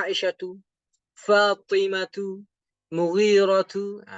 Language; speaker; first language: Arabic; non-native, fluent; Indonesian